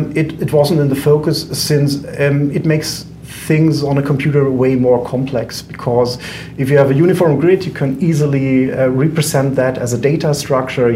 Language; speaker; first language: English; non-native, fluent; German